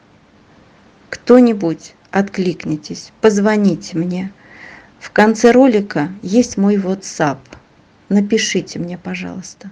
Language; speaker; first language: Russian; native; Russian